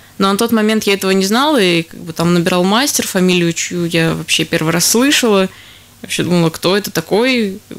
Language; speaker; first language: Russian; native; Russian